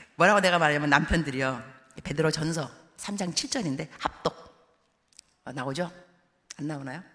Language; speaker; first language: Korean; early bilingual, heritage; Korean